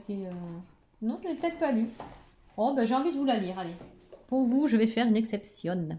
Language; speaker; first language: French; native; French